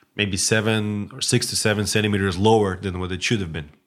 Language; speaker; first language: English; non-native, fluent; Russian